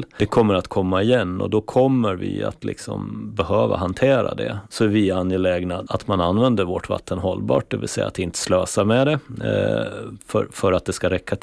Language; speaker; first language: Swedish; native; Swedish